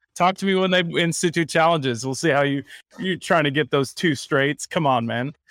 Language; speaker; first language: English; native; English